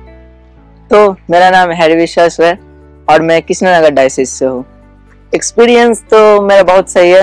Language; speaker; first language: Hindi; non-native, local second language; Bangla